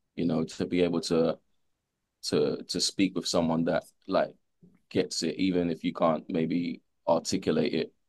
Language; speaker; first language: English; native; English